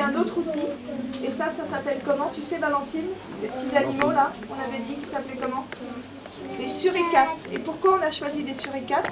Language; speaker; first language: French; native; French